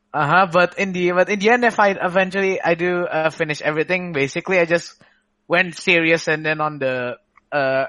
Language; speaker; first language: English; non-native, fluent; Indonesian